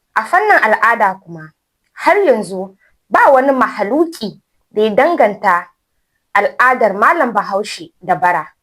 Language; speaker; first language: Hausa; native; Hausa